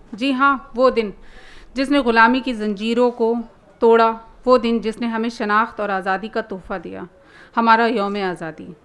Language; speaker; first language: Urdu; native; Urdu